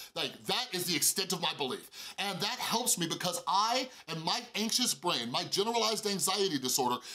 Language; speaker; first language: English; native; English